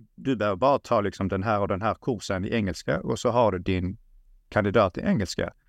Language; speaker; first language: Swedish; early bilingual, other home language; Russian